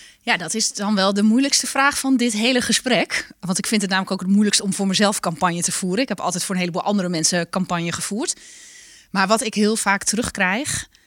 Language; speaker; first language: Dutch; native; Dutch